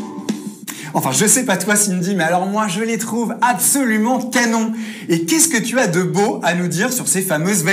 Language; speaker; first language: French; native; French